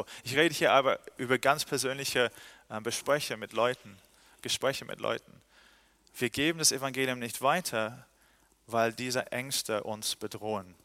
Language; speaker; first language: German; non-native, fluent; English